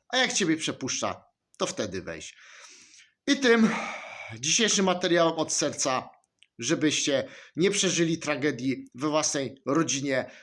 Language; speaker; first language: Polish; native; Polish